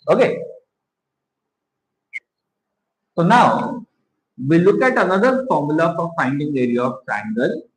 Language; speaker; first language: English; non-native, local second language; Hindi